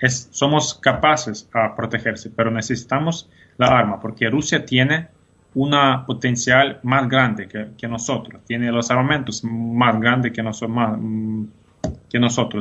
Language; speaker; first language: Spanish; non-native, fluent; Ukrainian